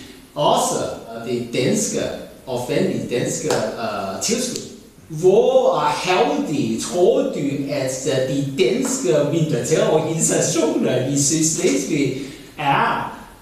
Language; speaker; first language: Danish; non-native, learner; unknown